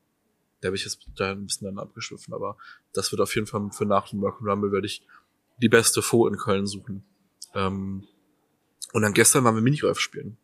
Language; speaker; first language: German; native; German